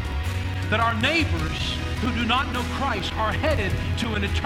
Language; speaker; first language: English; native; English